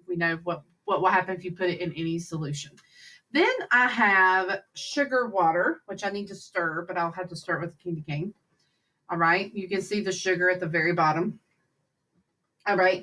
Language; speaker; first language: English; native; English